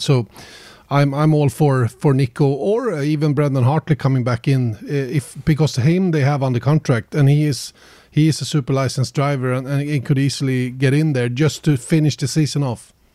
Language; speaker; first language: English; non-native, fluent; Swedish